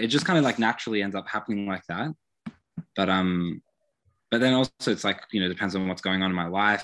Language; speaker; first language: English; native; English